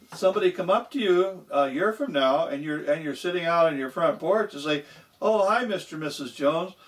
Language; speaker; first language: English; native; English